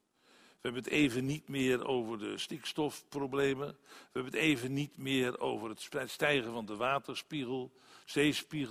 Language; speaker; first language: Dutch; native; Dutch